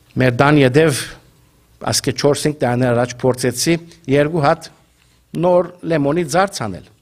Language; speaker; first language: Armenian; native; Armenian